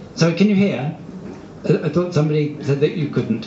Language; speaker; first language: English; native; English